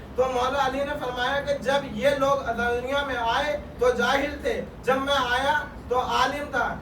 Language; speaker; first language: Urdu; native; Urdu